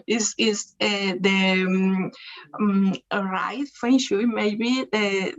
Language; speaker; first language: English; non-native, learner; Spanish